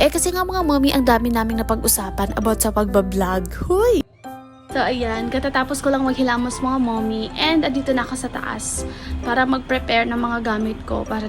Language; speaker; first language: Filipino; non-native, local second language; Cebuano